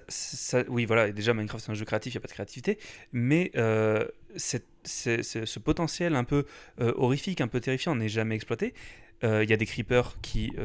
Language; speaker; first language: French; native; French